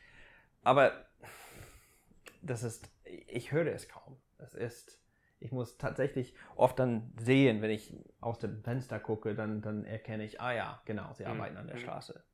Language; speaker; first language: German; non-native, fluent; English